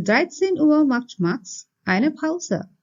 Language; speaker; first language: German; non-native, fluent; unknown